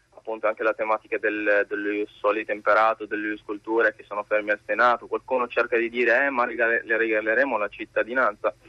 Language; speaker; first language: Italian; early bilingual, other home language; Arabic